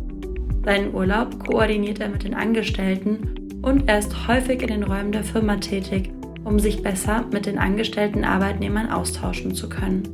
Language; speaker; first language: German; native; German